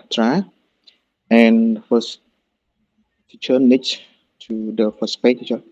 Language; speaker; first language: English; non-native, learner; Khmer